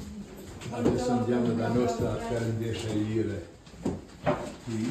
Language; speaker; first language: Italian; non-native, learner; Albanian